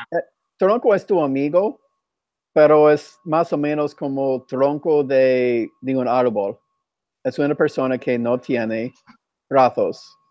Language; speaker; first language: Spanish; non-native, fluent; English